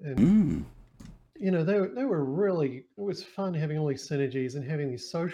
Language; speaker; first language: English; native; English